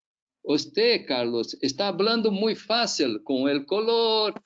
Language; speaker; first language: Spanish; non-native, learner; Portuguese